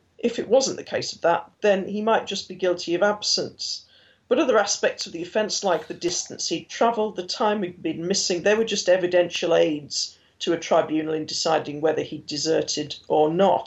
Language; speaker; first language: English; native; English